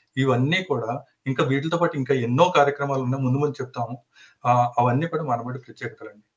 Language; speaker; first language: Telugu; native; Telugu